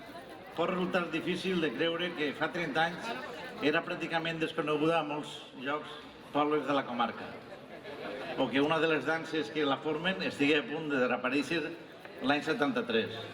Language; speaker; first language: Catalan; native; Catalan